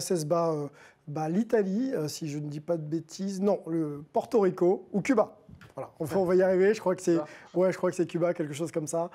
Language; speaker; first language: French; native; French